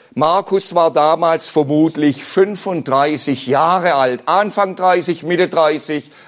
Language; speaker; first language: German; native; German